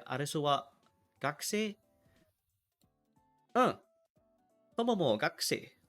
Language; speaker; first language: Japanese; non-native, learner; English